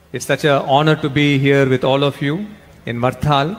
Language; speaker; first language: Hindi; non-native, local second language; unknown